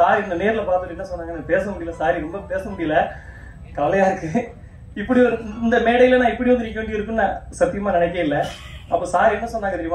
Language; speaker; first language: Tamil; native; Tamil